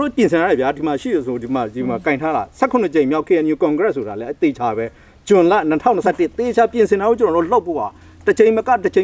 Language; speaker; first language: Burmese; non-native, local second language; S'gaw Karen